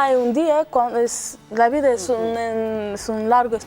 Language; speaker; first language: Spanish; non-native, learner; Azerbaijani